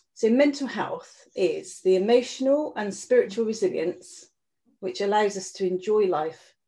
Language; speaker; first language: English; native; English